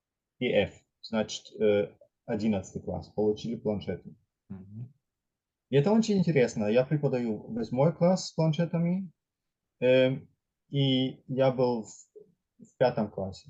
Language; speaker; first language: Russian; non-native, fluent; German